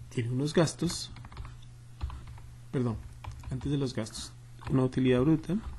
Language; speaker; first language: Spanish; native; Spanish